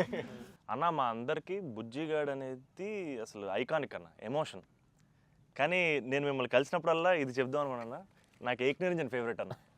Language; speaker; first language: Telugu; native; Telugu